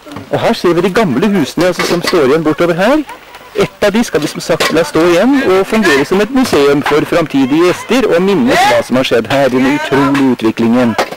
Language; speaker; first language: Norwegian; native; Norwegian